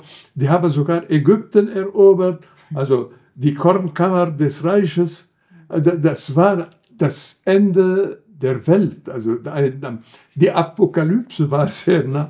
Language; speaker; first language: German; non-native, fluent; Arabic